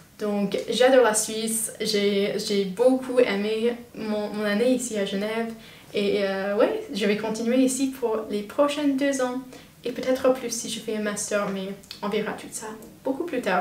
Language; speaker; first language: French; non-native, fluent; English